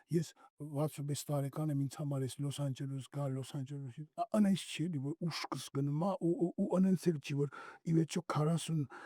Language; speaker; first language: Armenian; native; Armenian